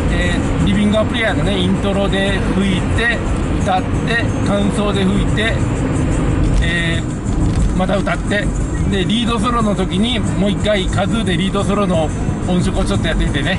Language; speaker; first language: Japanese; native; Japanese